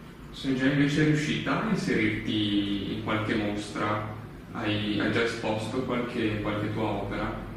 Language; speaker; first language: Italian; native; Italian